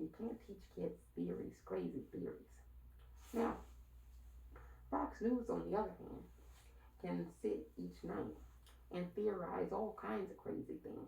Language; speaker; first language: English; native; English